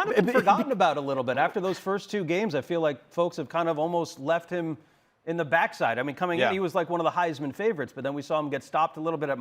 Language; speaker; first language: English; native; English